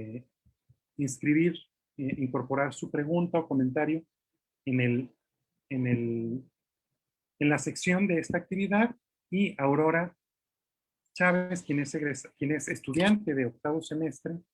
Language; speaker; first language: Spanish; native; Spanish